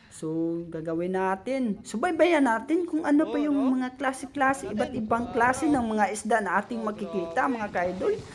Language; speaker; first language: Filipino; non-native, local second language; Cebuano